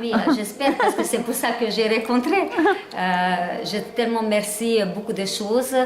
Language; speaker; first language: French; non-native, learner; Hungarian